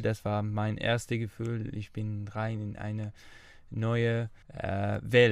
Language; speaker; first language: German; non-native, learner; Arabic